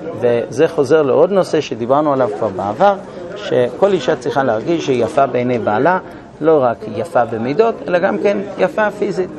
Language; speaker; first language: Hebrew; non-native, fluent; English